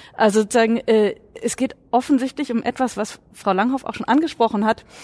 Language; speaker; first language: German; native; German